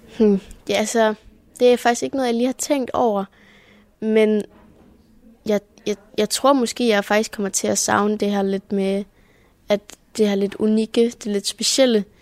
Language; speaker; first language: Danish; early bilingual, heritage; Danish